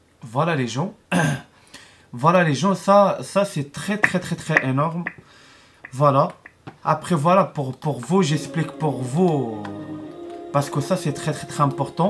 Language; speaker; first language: French; non-native, learner; Arabic